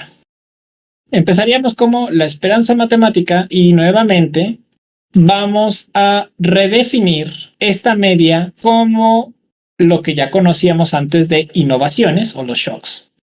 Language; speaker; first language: Spanish; native; Spanish